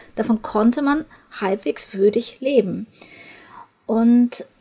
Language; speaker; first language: German; non-native, fluent; Ukrainian